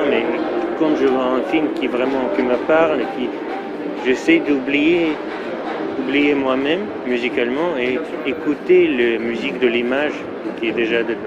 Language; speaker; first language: French; non-native, fluent; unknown